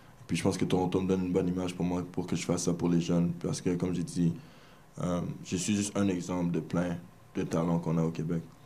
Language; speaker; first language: French; native; French